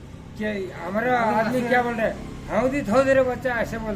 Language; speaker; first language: Hindi; non-native, learner; Nepali